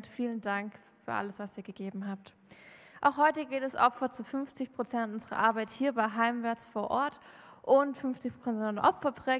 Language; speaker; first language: German; native; German